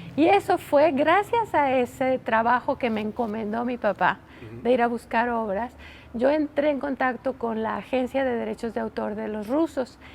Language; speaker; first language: Spanish; native; Spanish